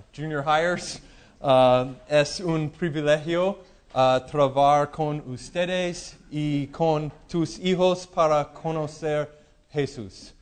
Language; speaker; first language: Spanish; non-native, learner; English